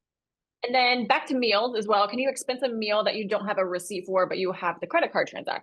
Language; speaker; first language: English; native; English